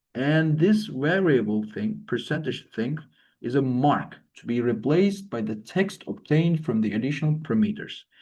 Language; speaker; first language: English; non-native, fluent; Turkish